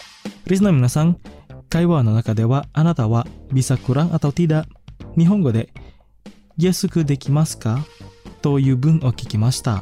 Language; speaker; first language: Japanese; non-native, fluent; Indonesian